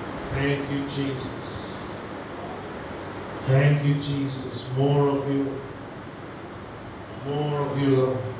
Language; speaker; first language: English; non-native, local second language; Tamil